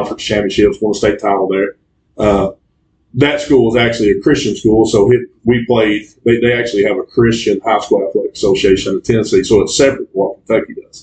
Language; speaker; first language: English; native; English